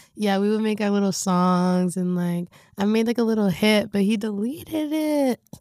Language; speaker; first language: English; native; English